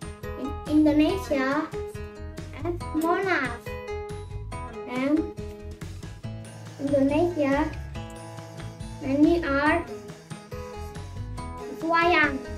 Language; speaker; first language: English; non-native, learner; Indonesian